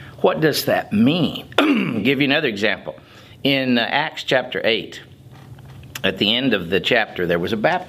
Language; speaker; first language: English; native; English